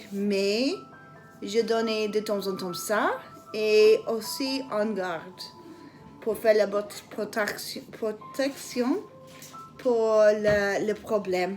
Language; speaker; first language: French; non-native, learner; English